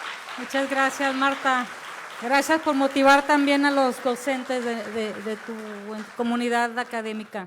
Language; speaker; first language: Spanish; native; Spanish